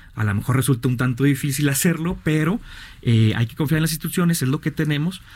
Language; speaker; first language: Spanish; native; Spanish